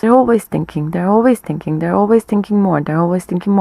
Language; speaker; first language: English; non-native, fluent; Turkish